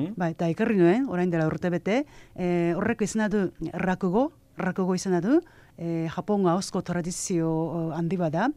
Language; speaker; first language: Basque; non-native, fluent; Japanese